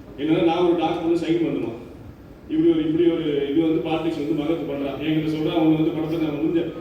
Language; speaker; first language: Tamil; native; Tamil